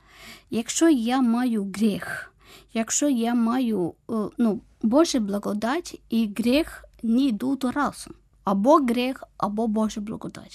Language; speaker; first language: Ukrainian; non-native, learner; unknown